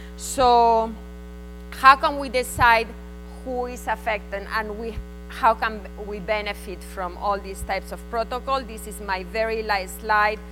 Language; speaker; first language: English; non-native, fluent; Spanish